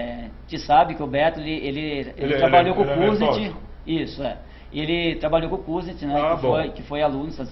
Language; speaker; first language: Portuguese; native; Portuguese